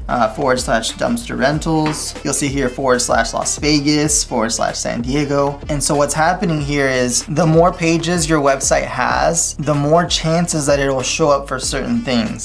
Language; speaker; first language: English; native; English